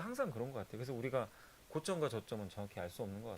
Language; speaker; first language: Korean; native; Korean